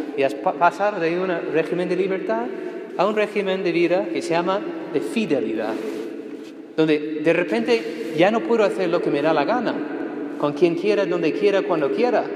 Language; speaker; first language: Spanish; non-native, fluent; English